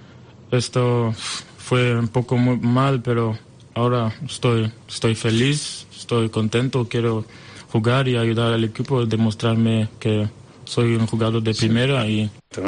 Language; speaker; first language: Spanish; non-native, learner; French